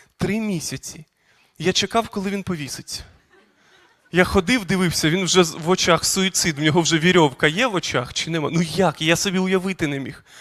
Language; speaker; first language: Ukrainian; non-native, local second language; Russian